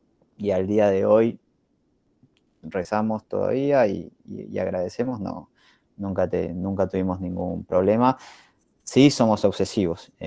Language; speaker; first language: Spanish; native; Spanish